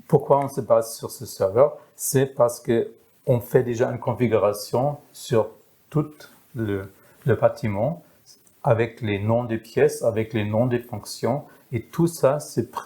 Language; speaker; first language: French; non-native, fluent; German